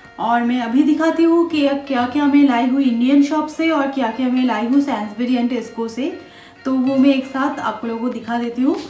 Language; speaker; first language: Hindi; non-native, local second language; Bangla